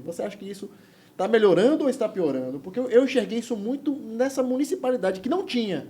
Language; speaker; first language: Portuguese; native; Portuguese